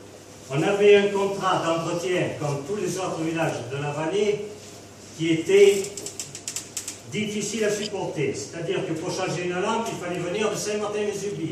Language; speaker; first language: French; native; French